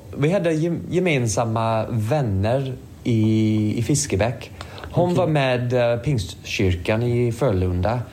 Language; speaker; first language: Swedish; non-native, fluent; English